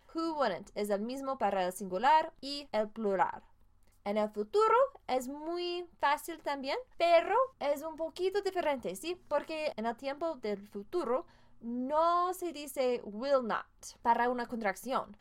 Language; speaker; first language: Spanish; non-native, fluent; English